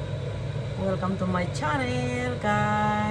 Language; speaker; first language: English; non-native, learner; Filipino